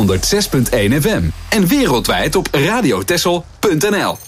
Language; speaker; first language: Dutch; native; Dutch